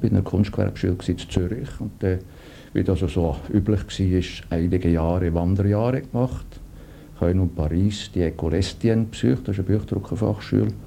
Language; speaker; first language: German; native; German